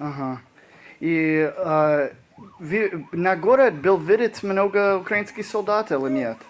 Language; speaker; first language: Russian; non-native, learner; English